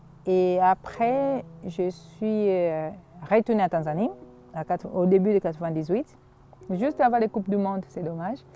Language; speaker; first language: French; non-native, fluent; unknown